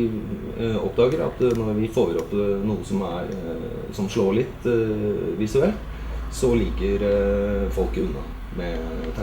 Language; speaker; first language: Norwegian; native; Norwegian